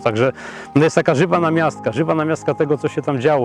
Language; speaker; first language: Polish; native; Polish